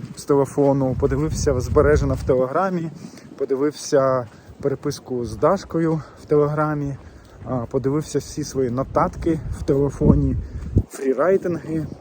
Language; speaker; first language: Ukrainian; non-native, local second language; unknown